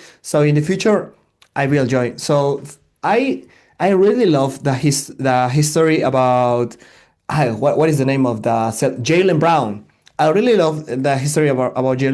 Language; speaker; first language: English; non-native, learner; Spanish